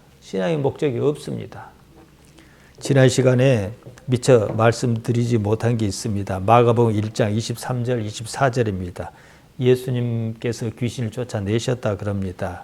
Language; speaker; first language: Korean; native; Korean